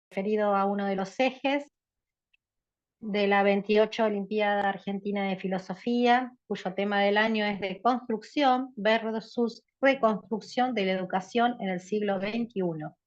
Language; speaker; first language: Spanish; native; Spanish